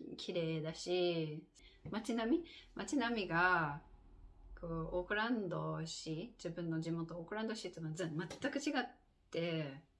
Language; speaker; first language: Japanese; non-native, fluent; English